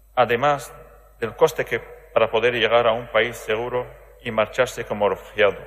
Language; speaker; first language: Spanish; non-native, learner; Arabic